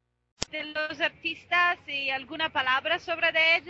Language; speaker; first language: Spanish; non-native, fluent; Italian